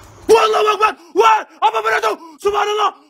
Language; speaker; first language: Malay; native; Malay